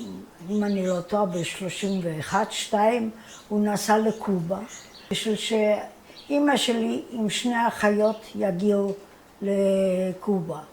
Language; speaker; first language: Hebrew; non-native, fluent; German